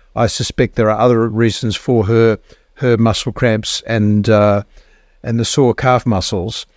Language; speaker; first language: English; native; English